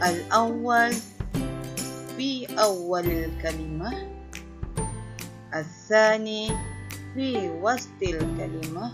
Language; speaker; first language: Arabic; non-native, fluent; Malay